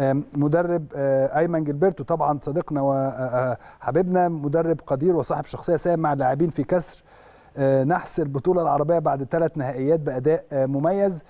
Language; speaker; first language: Arabic; native; Arabic